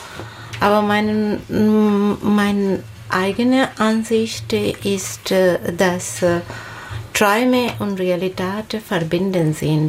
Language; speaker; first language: German; non-native, learner; Bangla